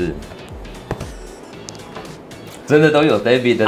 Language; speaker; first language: Chinese; native; Chinese